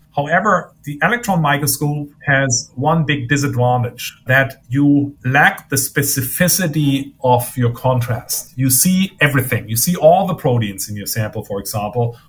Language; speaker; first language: English; non-native, fluent; German